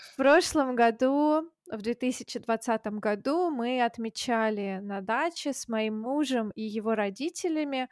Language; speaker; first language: Russian; native; Russian